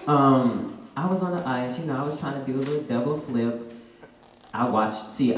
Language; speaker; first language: English; native; English